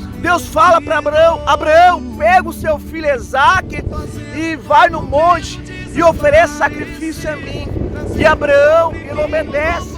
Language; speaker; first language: Portuguese; native; Portuguese